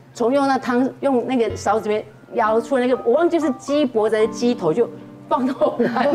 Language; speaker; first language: Chinese; native; Chinese